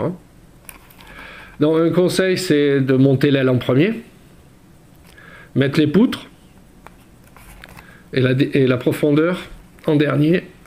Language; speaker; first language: French; native; French